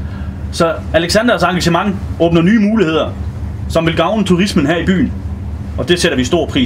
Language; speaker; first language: Danish; native; Danish